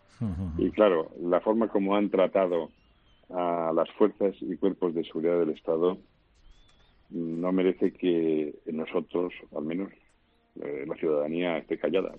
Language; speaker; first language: Spanish; non-native, local second language; Catalan